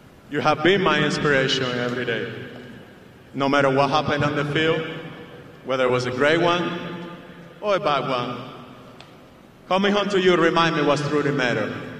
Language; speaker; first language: English; non-native, fluent; Spanish